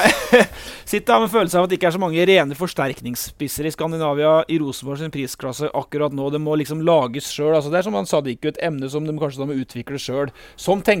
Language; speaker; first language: Norwegian; native; Norwegian